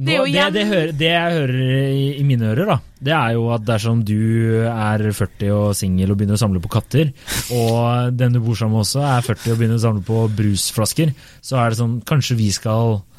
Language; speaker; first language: Norwegian; native; Norwegian